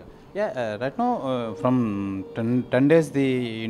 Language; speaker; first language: English; non-native, local second language; Telugu